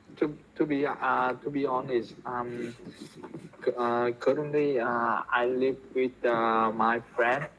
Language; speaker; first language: English; non-native, learner; Vietnamese